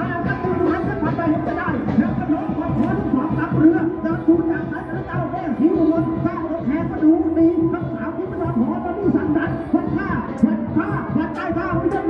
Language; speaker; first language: Thai; non-native, local second language; Lao